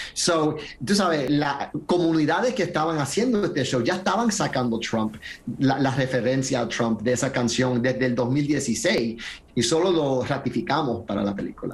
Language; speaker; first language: Spanish; early bilingual, heritage; Spanish